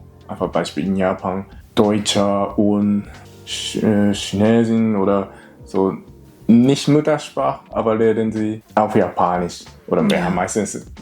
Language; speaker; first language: German; non-native, learner; Japanese